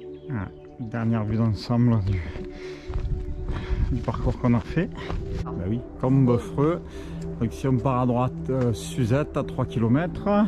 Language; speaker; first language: French; native; French